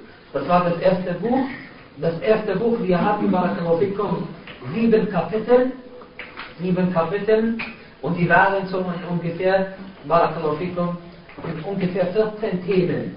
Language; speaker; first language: German; non-native, fluent; Arabic